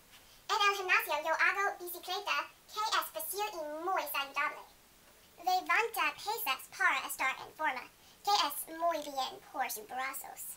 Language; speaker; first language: Spanish; non-native, learner; English